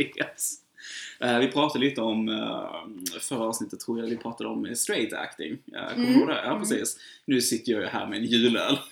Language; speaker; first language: Swedish; native; Swedish